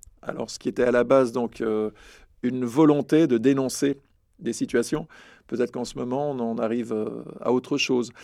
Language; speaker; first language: French; native; French